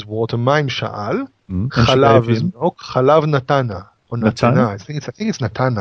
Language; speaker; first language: English; non-native, fluent; Hebrew